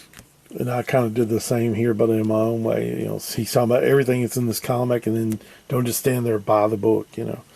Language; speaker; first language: English; native; English